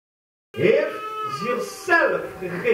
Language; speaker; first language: Dutch; non-native, fluent; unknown